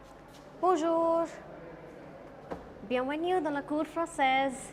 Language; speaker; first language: French; non-native, learner; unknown